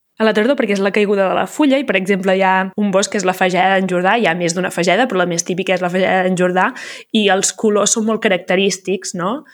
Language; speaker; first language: Catalan; native; Catalan